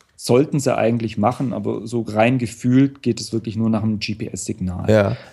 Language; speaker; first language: German; native; German